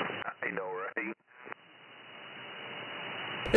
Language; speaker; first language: English; native; English